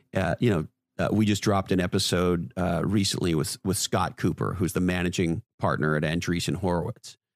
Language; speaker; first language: English; native; English